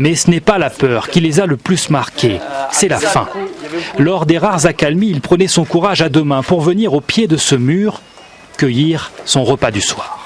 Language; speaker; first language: French; native; French